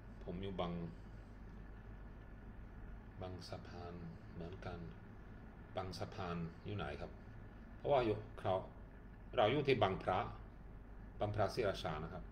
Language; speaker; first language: Thai; non-native, learner; Swedish